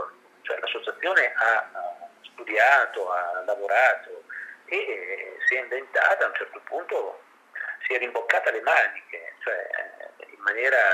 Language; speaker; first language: Italian; native; Italian